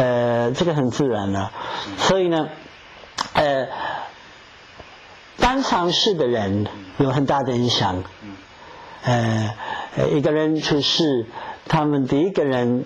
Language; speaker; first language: Chinese; non-native, fluent; English